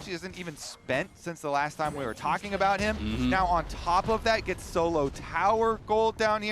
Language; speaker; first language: English; native; English